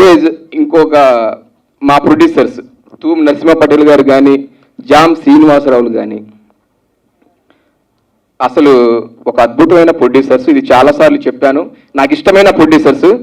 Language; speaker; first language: Telugu; native; Telugu